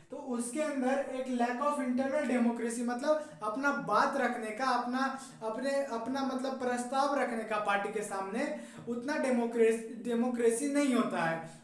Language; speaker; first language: Hindi; native; Hindi